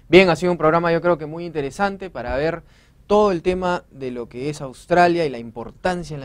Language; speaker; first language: Spanish; native; Spanish